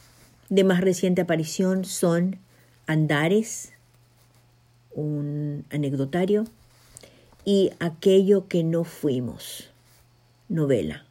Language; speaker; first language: Spanish; native; Spanish